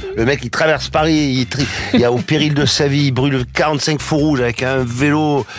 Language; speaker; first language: French; native; French